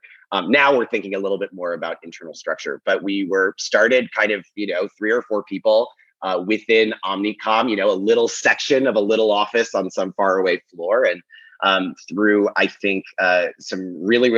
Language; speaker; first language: English; native; English